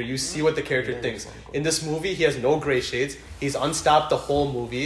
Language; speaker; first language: English; early bilingual, other home language; Telugu